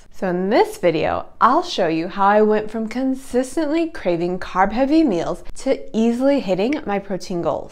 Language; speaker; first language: English; native; English